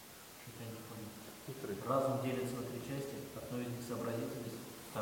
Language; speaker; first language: Russian; native; Russian